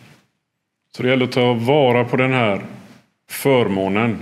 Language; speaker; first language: Swedish; early bilingual, other home language; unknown